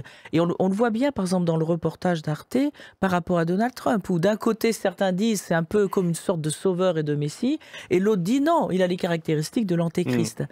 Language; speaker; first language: French; native; French